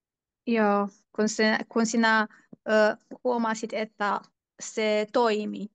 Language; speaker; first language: Finnish; non-native, learner; Turkish